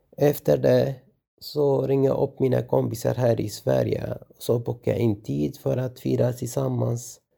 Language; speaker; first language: Swedish; non-native, learner; Arabic